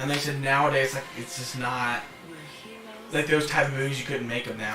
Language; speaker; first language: English; native; English